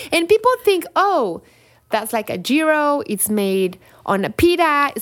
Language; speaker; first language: English; non-native, fluent; Spanish